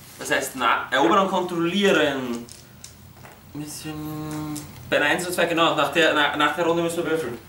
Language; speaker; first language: German; native; German